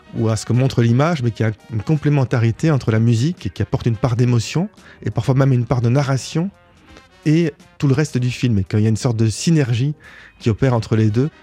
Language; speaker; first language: French; native; French